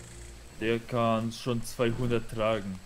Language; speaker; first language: German; non-native, learner; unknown